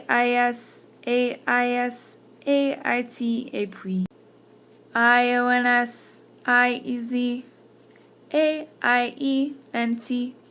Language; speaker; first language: French; non-native, fluent; English